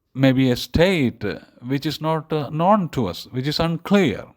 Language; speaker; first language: English; non-native, local second language; Malayalam